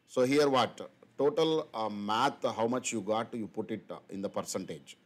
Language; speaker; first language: English; non-native, local second language; Telugu